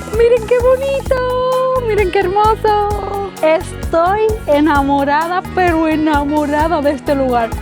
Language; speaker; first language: Spanish; native; Spanish